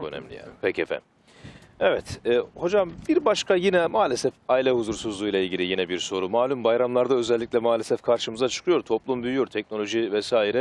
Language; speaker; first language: Turkish; native; Turkish